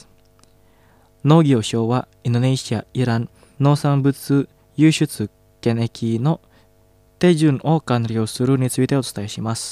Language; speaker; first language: Japanese; non-native, fluent; Indonesian